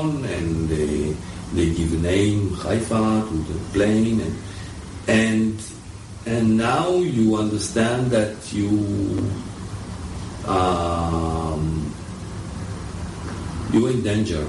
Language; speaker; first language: English; early bilingual, other home language; French